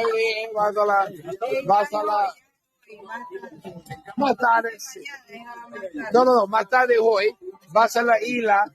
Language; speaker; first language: Spanish; non-native, learner; English